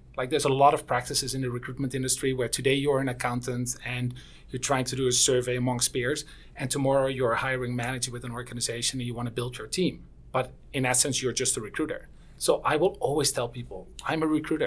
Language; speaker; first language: English; non-native, fluent; Dutch